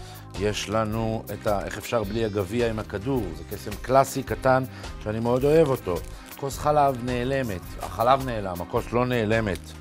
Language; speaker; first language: Hebrew; native; Hebrew